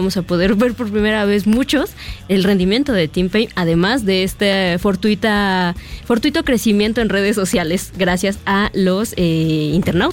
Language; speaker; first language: Spanish; native; Spanish